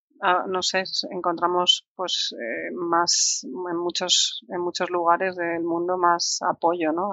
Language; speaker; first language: Spanish; native; Spanish